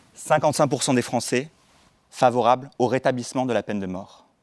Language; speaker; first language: French; native; French